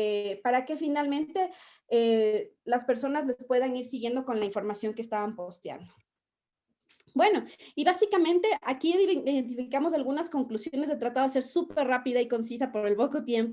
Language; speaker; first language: Spanish; native; Spanish